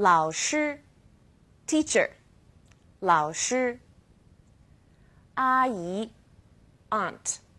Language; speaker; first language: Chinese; non-native, fluent; English